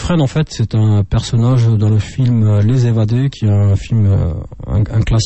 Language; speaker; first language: French; native; French